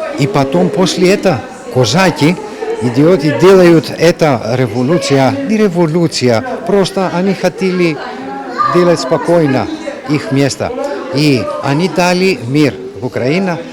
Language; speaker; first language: Russian; non-native, learner; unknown